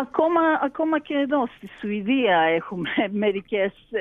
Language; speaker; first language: Greek; early bilingual, heritage; Greek